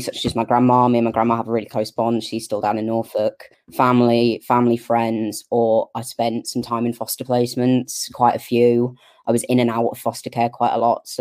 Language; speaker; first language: English; native; English